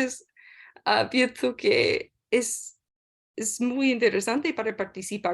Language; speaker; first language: Spanish; non-native, learner; English